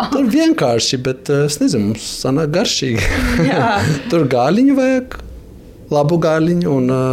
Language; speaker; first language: Latvian; non-native, fluent; Albanian